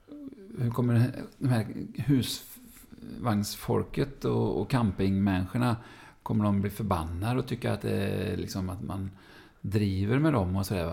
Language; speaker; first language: Swedish; native; Swedish